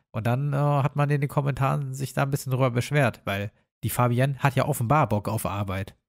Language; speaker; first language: German; native; German